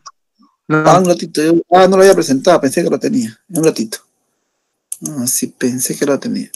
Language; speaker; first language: Spanish; native; Spanish